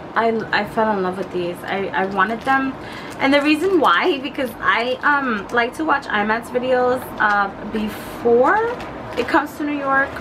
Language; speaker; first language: English; native; English